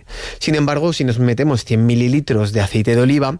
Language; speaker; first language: Spanish; native; Spanish